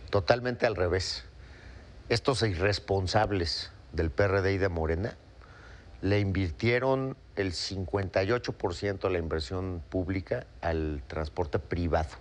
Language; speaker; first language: Spanish; native; Spanish